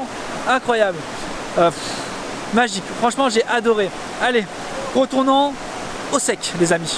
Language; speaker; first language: French; native; French